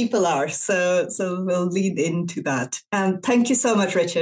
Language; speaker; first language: English; non-native, local second language; Urdu